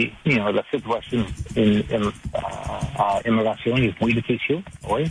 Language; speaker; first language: Spanish; non-native, learner; English